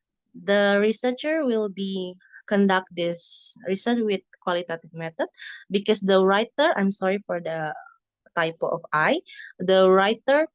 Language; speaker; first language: English; non-native, learner; Indonesian